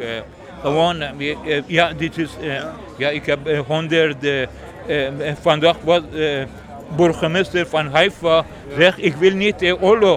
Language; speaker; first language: Dutch; non-native, learner; Persian